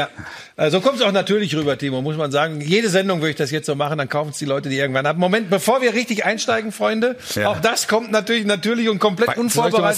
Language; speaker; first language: German; native; German